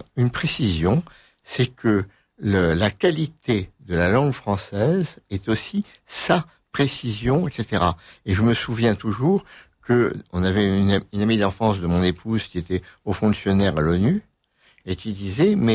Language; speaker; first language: French; native; French